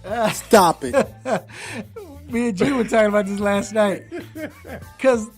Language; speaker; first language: English; native; English